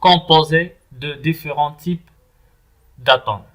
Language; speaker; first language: French; non-native, local second language; Arabic